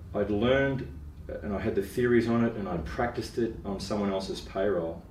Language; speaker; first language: English; native; English